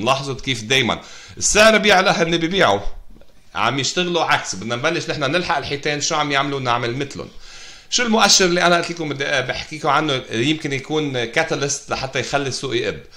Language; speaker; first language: Arabic; native; Arabic